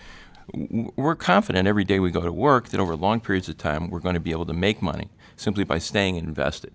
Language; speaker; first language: English; native; English